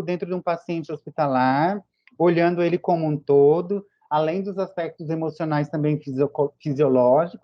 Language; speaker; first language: Portuguese; native; Portuguese